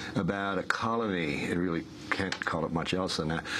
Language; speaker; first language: English; native; English